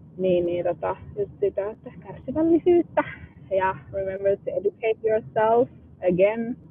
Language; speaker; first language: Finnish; early bilingual, other home language; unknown